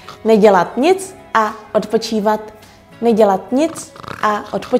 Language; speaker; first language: Czech; early bilingual, other home language; Vietnamese